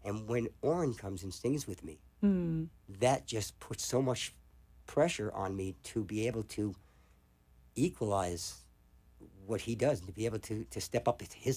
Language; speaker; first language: English; native; English